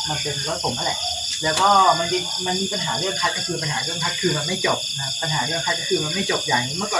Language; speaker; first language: Thai; native; Thai